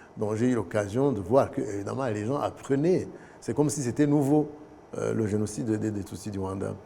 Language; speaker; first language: French; non-native, local second language; Kinyarwanda